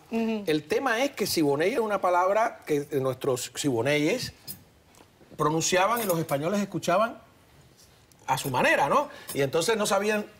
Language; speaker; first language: Spanish; native; Spanish